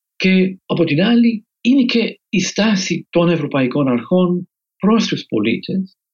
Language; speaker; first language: Greek; non-native, fluent; English